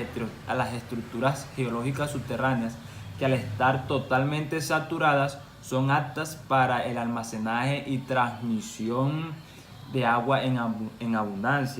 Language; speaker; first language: Spanish; native; Spanish